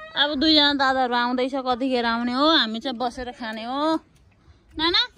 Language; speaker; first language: Nepali; non-native, local second language; Tamil